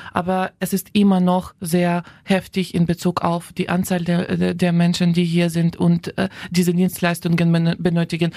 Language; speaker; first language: German; non-native, fluent; Ukrainian